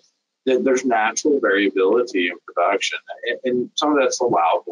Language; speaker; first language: English; native; English